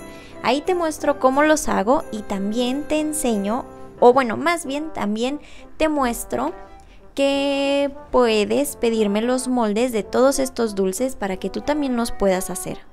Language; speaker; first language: Spanish; native; Spanish